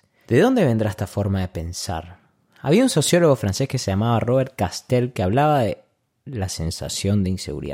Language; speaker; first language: Spanish; native; Spanish